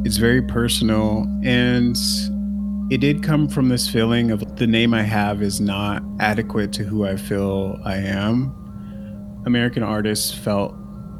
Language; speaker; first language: English; native; English